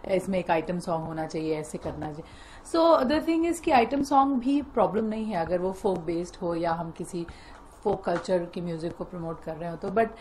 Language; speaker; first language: Hindi; native; Hindi